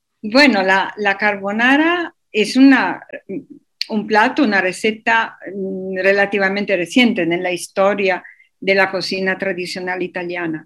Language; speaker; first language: Spanish; non-native, fluent; Italian